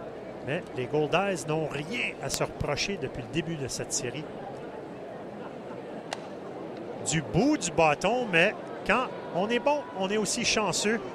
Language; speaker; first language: French; native; French